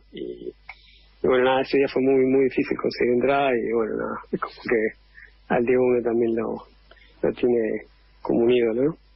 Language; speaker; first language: Spanish; native; Spanish